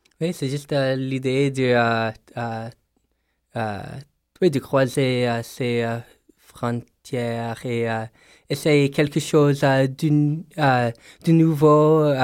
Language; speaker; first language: French; non-native, local second language; English